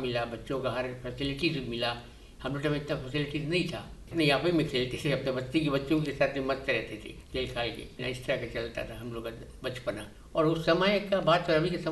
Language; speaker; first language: Hindi; native; Hindi